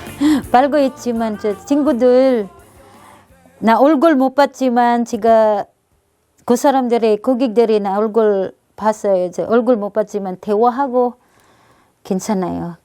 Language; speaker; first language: Korean; non-native, learner; Filipino